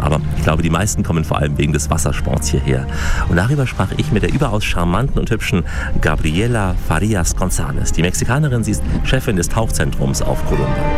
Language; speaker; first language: German; native; German